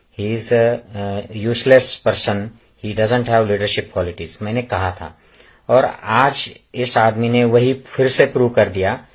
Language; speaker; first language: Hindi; non-native, local second language; Marathi